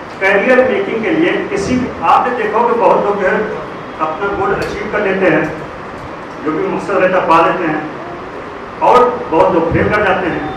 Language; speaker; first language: Hindi; native; Hindi